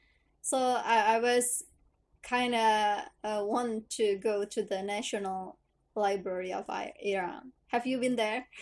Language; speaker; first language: English; non-native, learner; Indonesian